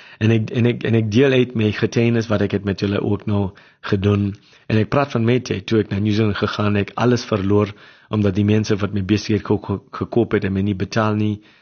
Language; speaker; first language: Afrikaans; non-native, local second language; English